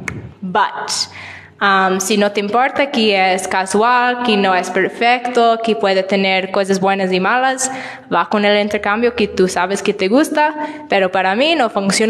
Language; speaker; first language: Spanish; non-native, learner; English